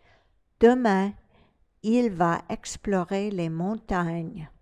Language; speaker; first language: French; non-native, fluent; English